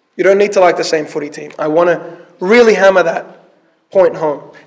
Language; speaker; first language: English; early bilingual, other home language; Arabic